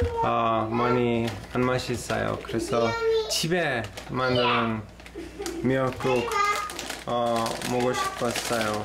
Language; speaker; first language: Korean; non-native, learner; English